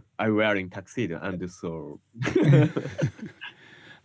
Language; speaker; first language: English; non-native, learner; Japanese